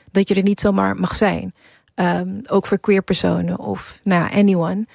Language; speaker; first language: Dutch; early bilingual, other home language; English